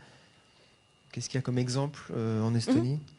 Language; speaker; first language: French; native; French